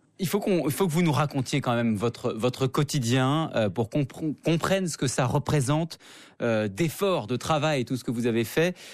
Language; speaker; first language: French; native; French